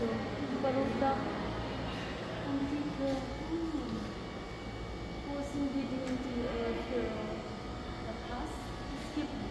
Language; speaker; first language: German; non-native, learner; Hiligaynon